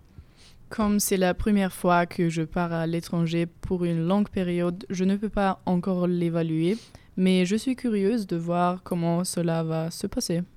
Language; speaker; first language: French; non-native, fluent; German